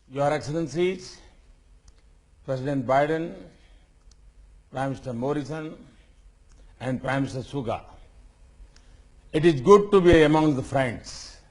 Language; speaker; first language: English; non-native, local second language; Gujarati